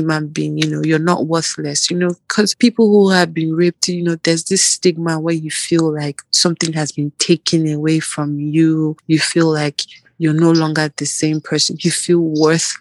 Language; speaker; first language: English; non-native, local second language; Igbo